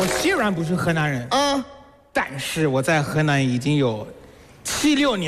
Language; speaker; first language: Chinese; non-native, fluent; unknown